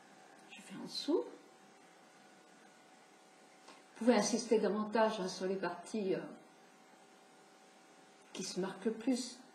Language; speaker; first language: French; native; French